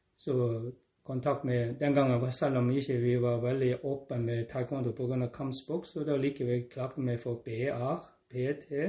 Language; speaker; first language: Norwegian; non-native, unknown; Cantonese